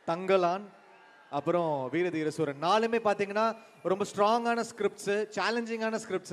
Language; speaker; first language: Tamil; native; Tamil